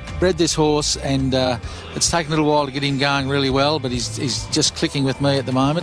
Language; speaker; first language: English; native; English